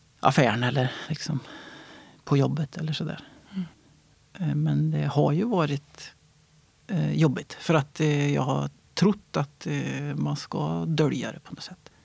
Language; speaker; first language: Swedish; native; Swedish